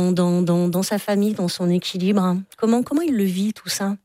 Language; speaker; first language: French; native; French